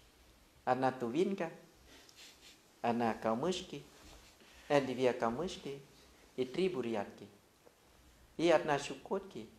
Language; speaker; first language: Russian; non-native, fluent; Thai